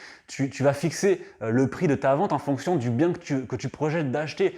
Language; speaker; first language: French; native; French